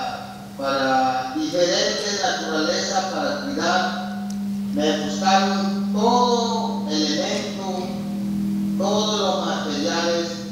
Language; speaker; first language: Spanish; non-native, local second language; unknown